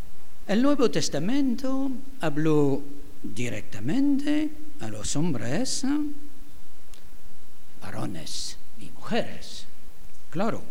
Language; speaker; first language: Spanish; non-native, fluent; French